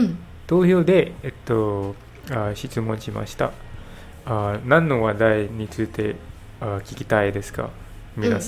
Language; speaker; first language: Japanese; non-native, learner; English